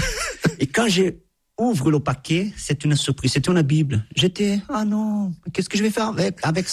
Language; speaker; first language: French; non-native, fluent; Portuguese